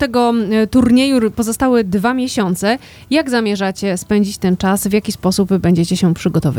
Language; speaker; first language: Polish; native; Polish